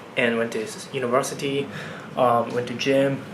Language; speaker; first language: English; non-native, fluent; Japanese